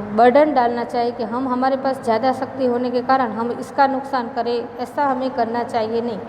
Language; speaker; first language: Hindi; non-native, local second language; Gujarati